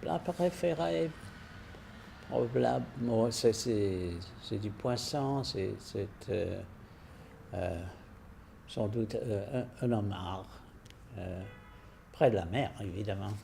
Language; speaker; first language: French; non-native, fluent; English